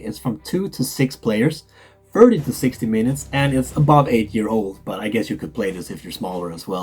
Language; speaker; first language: English; non-native, fluent; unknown